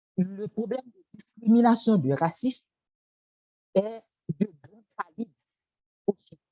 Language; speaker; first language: French; non-native, local second language; Haitian Creole